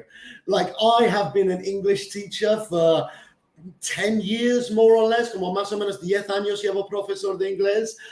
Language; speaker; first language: Spanish; non-native, fluent; English